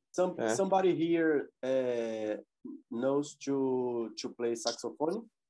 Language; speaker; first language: English; non-native, learner; Portuguese